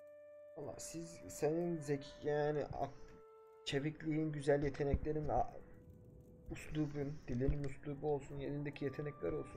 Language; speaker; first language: Turkish; native; Turkish